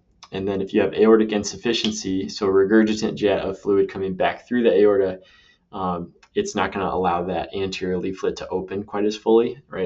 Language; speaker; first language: English; native; English